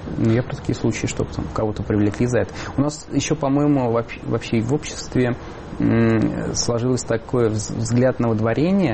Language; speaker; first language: Russian; native; Russian